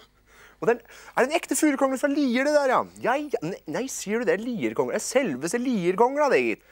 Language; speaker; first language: Norwegian; native; Norwegian